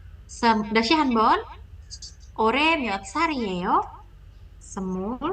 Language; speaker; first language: Korean; non-native, fluent; Indonesian